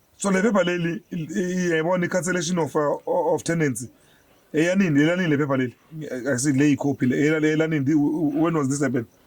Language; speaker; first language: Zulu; native; Zulu